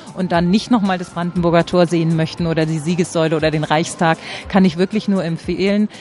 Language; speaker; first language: German; native; German